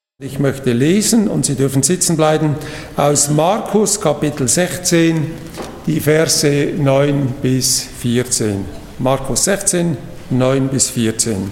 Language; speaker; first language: German; native; German